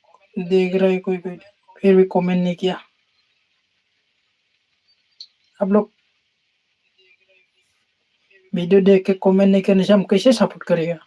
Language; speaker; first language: Hindi; non-native, local second language; Bodo